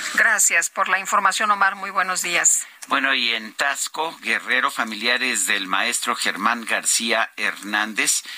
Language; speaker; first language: Spanish; native; Spanish